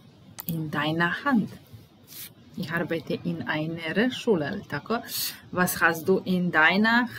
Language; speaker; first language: German; non-native, fluent; Serbian